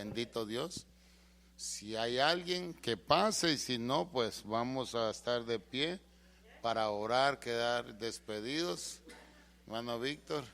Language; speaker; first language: Spanish; native; Spanish